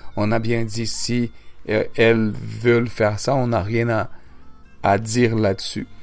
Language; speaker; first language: French; non-native, fluent; Portuguese